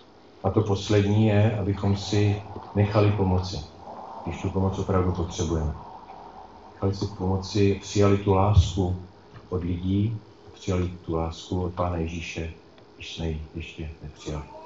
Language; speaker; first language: Czech; native; Czech